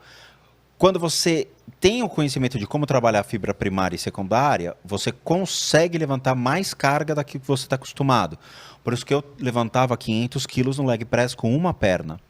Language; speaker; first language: Portuguese; native; Portuguese